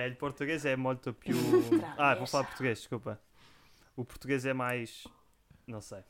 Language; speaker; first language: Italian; non-native, learner; Portuguese